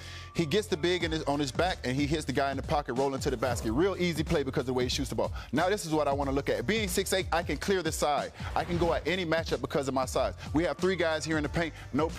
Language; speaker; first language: English; native; English